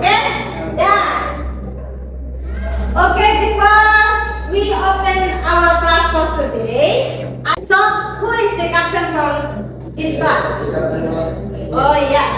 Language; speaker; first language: English; non-native, learner; Indonesian